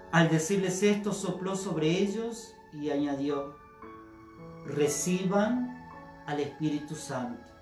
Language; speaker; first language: Spanish; native; Spanish